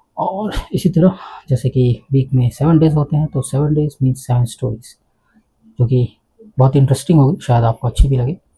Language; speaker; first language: Hindi; native; Hindi